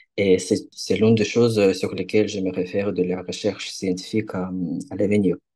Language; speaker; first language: French; non-native, fluent; Ukrainian